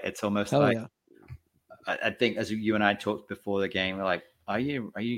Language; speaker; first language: English; native; English